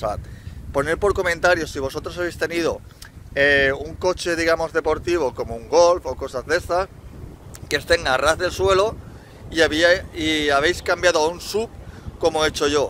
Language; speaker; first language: Spanish; native; Spanish